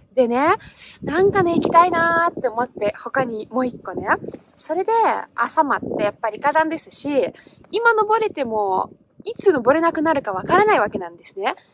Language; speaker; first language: Japanese; non-native, fluent; Russian